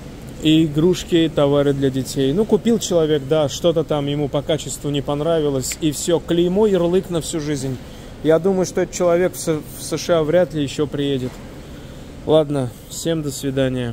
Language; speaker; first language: Russian; native; Russian